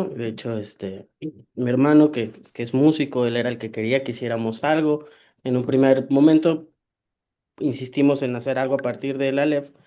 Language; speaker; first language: Spanish; native; Spanish